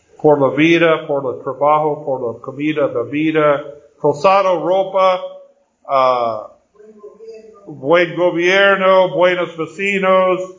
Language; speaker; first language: Spanish; non-native, fluent; Portuguese